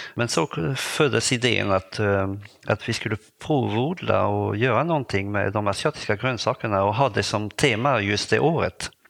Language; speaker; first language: Swedish; non-native, fluent; French